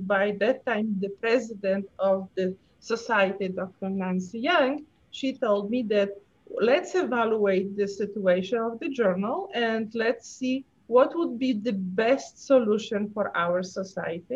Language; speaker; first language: English; non-native, fluent; Polish